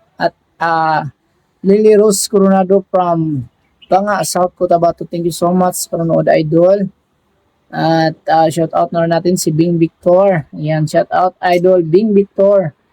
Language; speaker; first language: Filipino; non-native, local second language; Cebuano